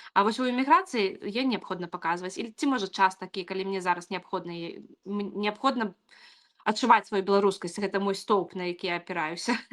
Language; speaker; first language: Belarusian; non-native, local second language; Russian